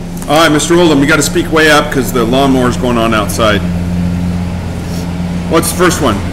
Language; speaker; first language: English; native; English